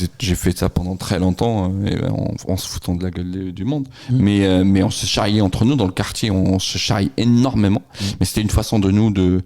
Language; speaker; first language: French; non-native, local second language; Arabic